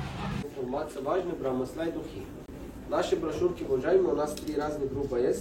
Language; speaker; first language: Russian; non-native, learner; Arabic